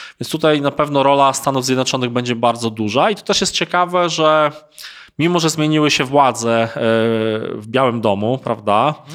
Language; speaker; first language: Polish; native; Polish